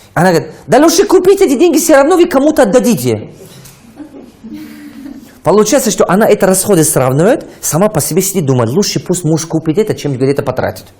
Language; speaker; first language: Russian; non-native, local second language; Tajik